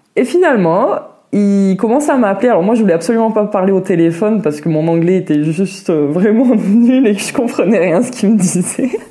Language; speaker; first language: French; native; French